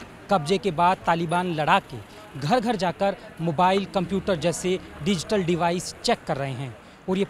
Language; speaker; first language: Hindi; native; Hindi